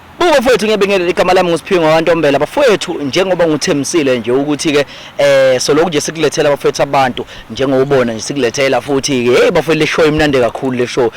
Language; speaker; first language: Zulu; native; Zulu